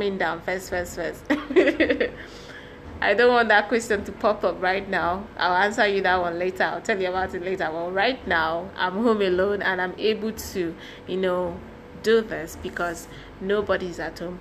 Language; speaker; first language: English; non-native, local second language; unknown